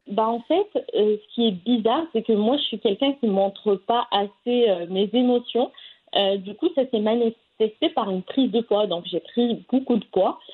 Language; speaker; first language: French; non-native, local second language; Arabic